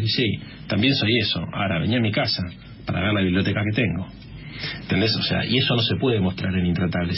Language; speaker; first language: Spanish; native; Spanish